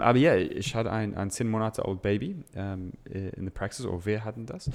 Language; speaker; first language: German; non-native, learner; English